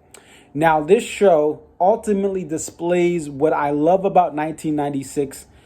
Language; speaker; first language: English; native; English